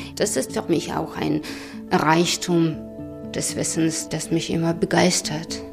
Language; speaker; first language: German; non-native, fluent; Russian